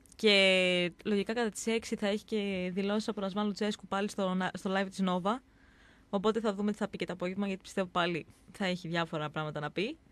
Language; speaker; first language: Greek; native; Greek